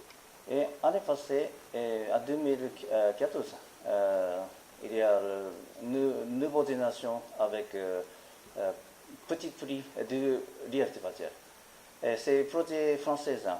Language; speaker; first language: French; non-native, learner; Japanese